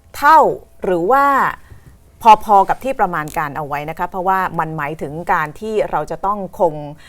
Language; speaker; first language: Thai; native; Thai